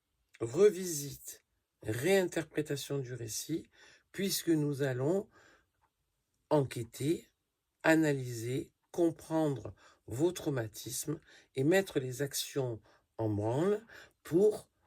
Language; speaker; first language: French; native; French